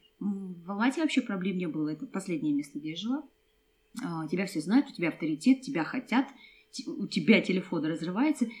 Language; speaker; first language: Russian; native; Russian